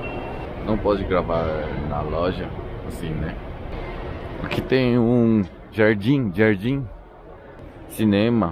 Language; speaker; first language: Portuguese; non-native, learner; Korean